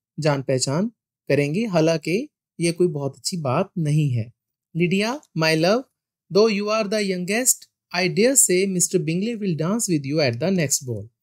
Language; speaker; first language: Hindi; non-native, local second language; Punjabi